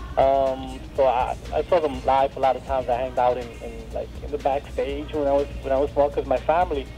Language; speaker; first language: English; native; English